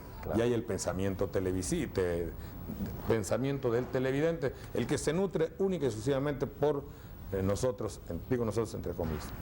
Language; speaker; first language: Spanish; native; Spanish